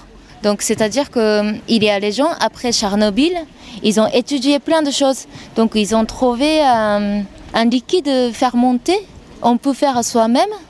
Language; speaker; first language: French; non-native, learner; Japanese